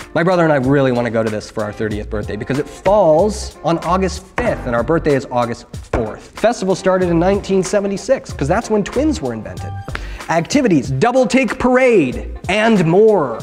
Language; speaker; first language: English; native; English